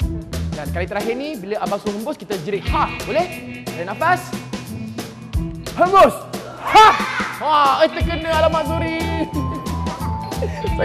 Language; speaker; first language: Malay; native; Malay